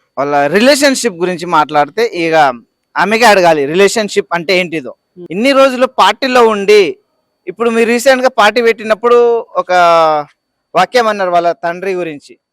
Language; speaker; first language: Telugu; non-native, local second language; Lambadi